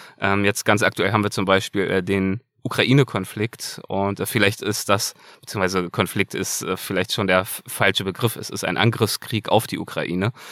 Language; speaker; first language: German; native; German